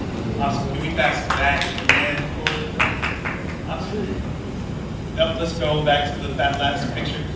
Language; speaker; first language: English; native; English